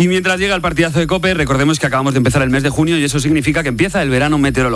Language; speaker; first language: Spanish; native; Spanish